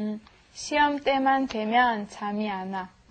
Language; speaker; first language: Korean; non-native, learner; English